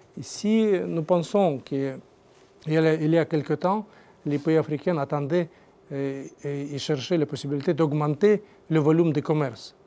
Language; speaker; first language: French; non-native, learner; Russian